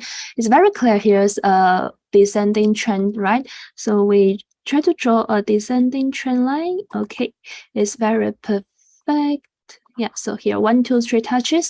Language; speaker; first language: English; non-native, fluent; Chinese